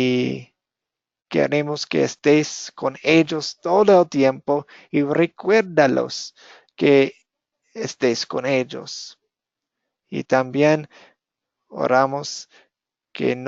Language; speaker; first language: Spanish; non-native, fluent; English